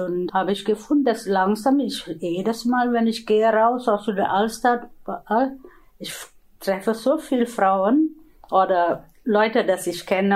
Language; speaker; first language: German; non-native, fluent; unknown